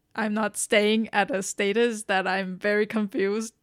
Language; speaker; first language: English; non-native, fluent; Chinese